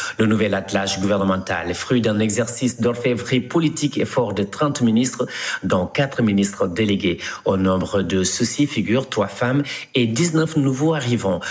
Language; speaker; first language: French; non-native, local second language; Wolof